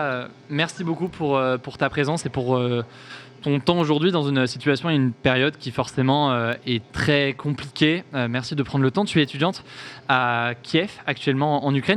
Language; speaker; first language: French; native; French